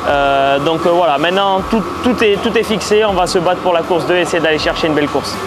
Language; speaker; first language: French; native; French